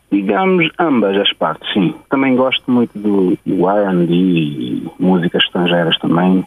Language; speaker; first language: Portuguese; native; Portuguese